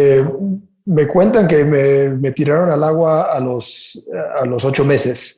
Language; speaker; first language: Spanish; native; Spanish